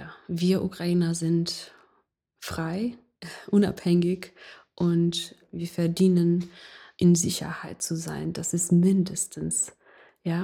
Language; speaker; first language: German; non-native, fluent; Ukrainian